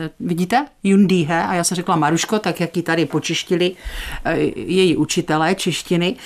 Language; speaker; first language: Czech; native; Czech